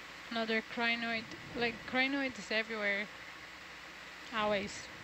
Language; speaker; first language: English; non-native, fluent; Portuguese